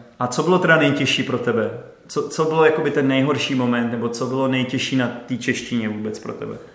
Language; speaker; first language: Czech; native; Czech